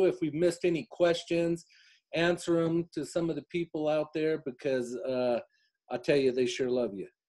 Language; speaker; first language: English; native; English